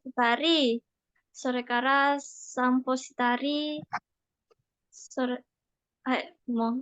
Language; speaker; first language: Japanese; non-native, learner; Indonesian